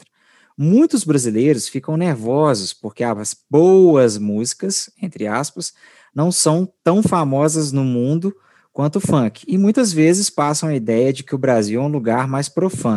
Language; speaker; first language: Portuguese; native; Portuguese